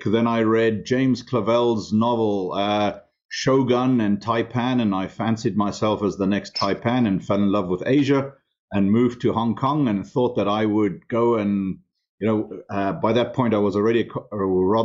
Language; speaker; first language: English; non-native, local second language; German